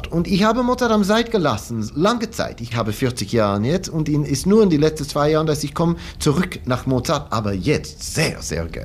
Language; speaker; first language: German; non-native, learner; English